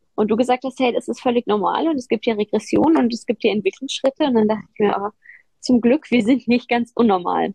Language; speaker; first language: German; native; German